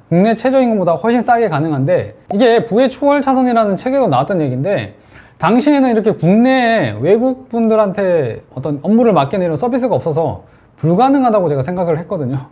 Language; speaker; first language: Korean; native; Korean